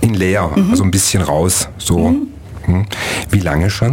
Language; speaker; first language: German; native; German